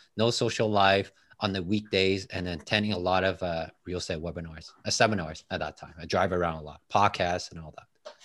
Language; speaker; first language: English; non-native, fluent; Chinese